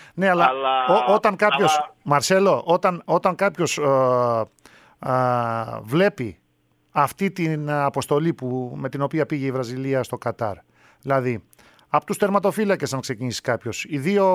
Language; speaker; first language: Greek; native; Greek